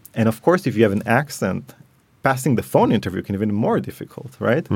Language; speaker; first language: English; non-native, fluent; Hebrew